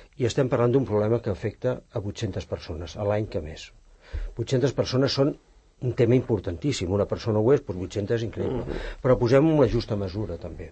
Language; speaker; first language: Catalan; native; Catalan